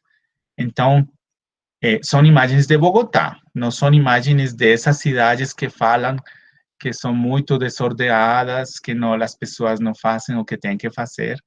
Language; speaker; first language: Portuguese; non-native, fluent; Spanish